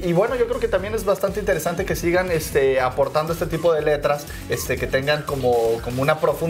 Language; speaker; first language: Spanish; native; Spanish